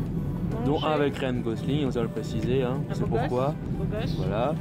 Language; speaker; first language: French; native; French